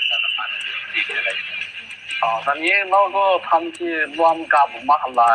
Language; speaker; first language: Thai; non-native, learner; Chinese